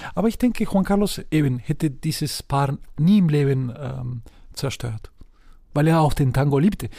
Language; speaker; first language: German; non-native, fluent; Spanish